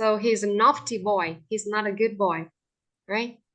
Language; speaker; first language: English; non-native, fluent; Vietnamese